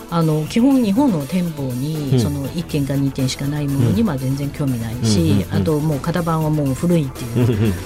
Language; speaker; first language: Japanese; non-native, fluent; Chinese